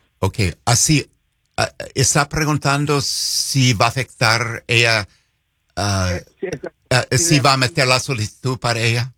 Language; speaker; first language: Spanish; non-native, fluent; English